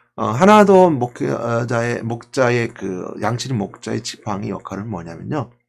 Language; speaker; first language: Korean; native; Korean